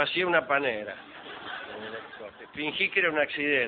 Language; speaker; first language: Spanish; native; Spanish